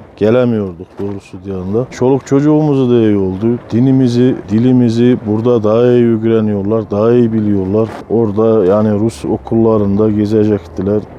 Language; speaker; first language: Turkish; early bilingual, heritage; Turkish